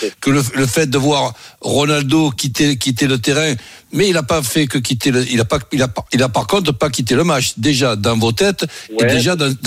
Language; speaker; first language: French; native; French